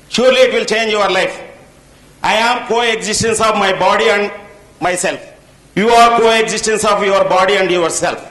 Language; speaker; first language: English; non-native, local second language; Telugu